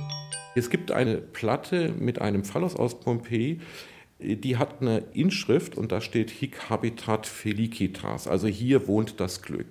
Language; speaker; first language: German; native; German